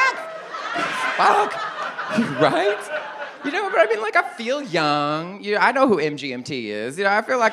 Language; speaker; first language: English; native; English